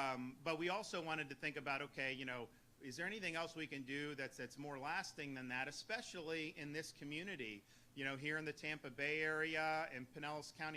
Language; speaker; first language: English; native; English